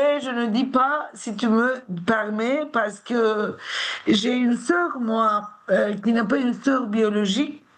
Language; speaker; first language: French; non-native, fluent; Turkish